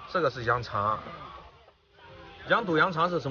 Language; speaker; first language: Chinese; native; Chinese